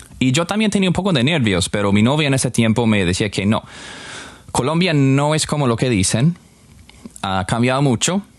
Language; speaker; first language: Spanish; non-native, fluent; English